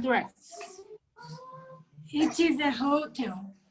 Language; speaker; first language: English; non-native, learner; Portuguese